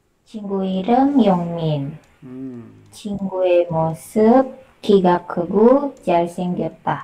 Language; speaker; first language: Korean; non-native, learner; Indonesian